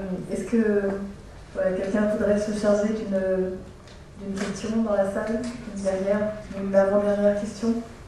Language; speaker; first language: French; native; French